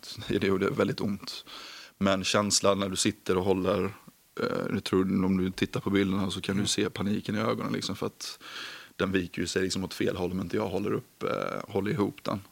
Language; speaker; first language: Swedish; native; Swedish